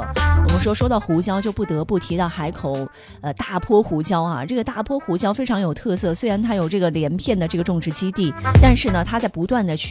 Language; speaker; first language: Chinese; native; Chinese